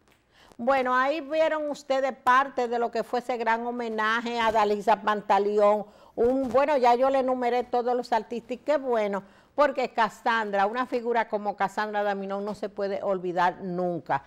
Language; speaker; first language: Spanish; native; Spanish